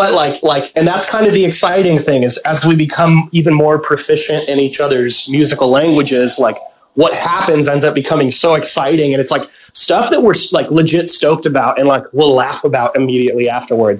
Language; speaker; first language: English; native; English